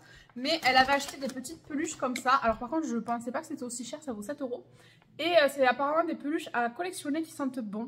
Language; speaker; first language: French; native; French